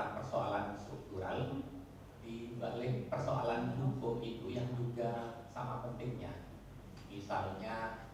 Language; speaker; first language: Indonesian; native; Indonesian